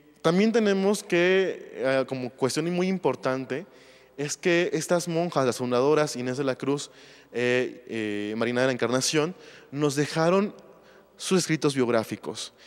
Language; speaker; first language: Spanish; native; Spanish